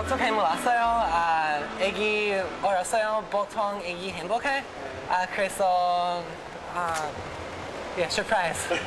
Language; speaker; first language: Korean; non-native, learner; English